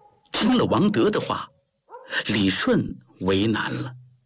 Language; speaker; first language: Chinese; native; Chinese